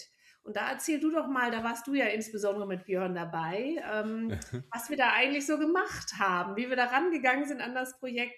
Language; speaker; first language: German; native; German